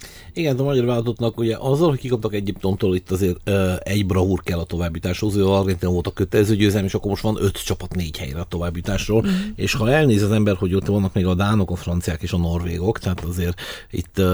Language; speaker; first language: Hungarian; native; Hungarian